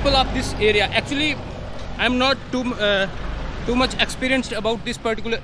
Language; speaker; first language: English; non-native, local second language; Dogri